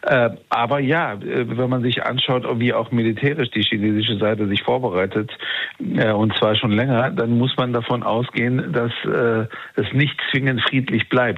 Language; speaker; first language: German; native; German